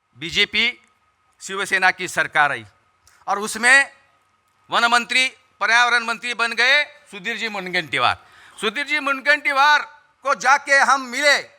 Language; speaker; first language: Hindi; non-native, local second language; Marathi